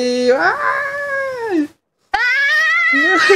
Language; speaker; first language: Japanese; non-native, learner; Indonesian